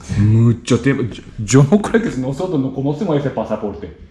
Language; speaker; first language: Spanish; non-native, learner; Japanese